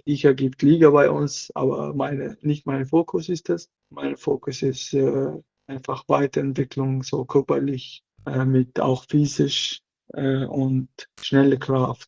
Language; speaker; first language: German; non-native, learner; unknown